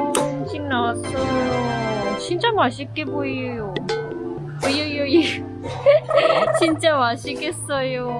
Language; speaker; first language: Korean; non-native, learner; Thai